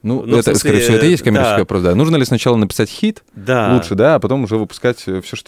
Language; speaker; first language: Russian; native; Russian